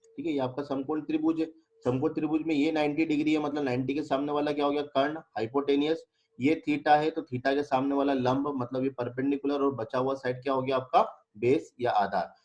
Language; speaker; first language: Hindi; native; Hindi